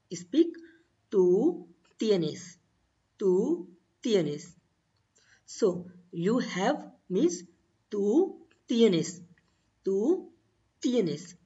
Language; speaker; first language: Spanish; non-native, learner; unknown